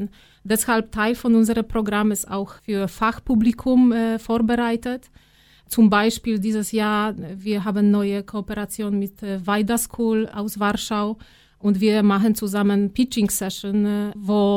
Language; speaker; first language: German; non-native, fluent; Polish